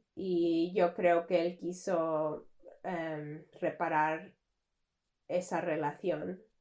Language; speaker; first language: Spanish; early bilingual, heritage; English